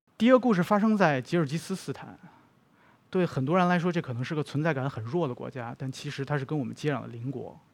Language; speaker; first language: Chinese; native; Chinese